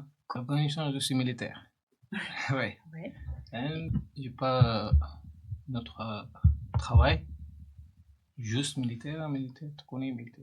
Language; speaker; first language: French; non-native, learner; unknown